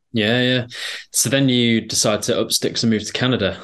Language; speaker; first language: English; native; English